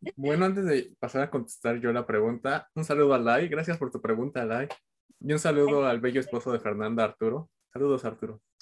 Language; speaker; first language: Spanish; native; Spanish